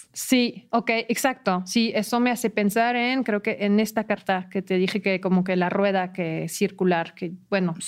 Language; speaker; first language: Spanish; non-native, fluent; French